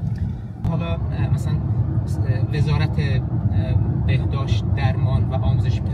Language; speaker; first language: Persian; native; Persian